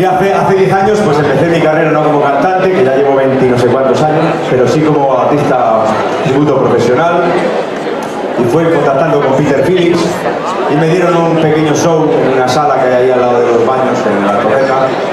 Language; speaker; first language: Spanish; native; Spanish